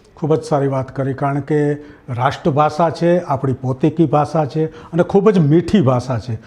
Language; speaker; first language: Gujarati; native; Gujarati